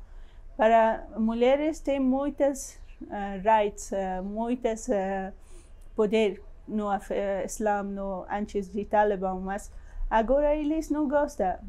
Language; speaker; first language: Portuguese; non-native, learner; Persian